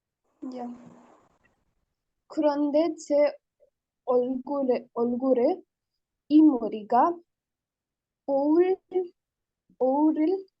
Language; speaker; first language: Korean; non-native, learner; Hindi